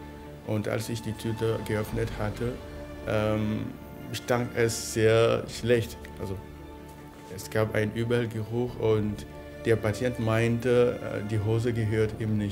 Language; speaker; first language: German; non-native, fluent; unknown